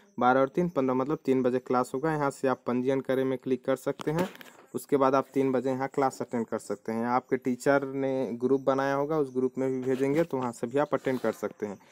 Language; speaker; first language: Hindi; native; Hindi